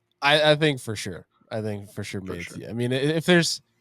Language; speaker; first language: English; native; English